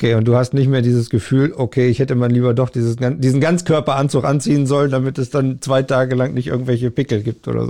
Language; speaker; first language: German; native; German